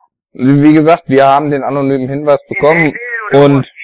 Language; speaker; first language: German; native; German